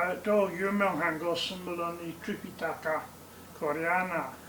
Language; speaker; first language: Korean; non-native, learner; English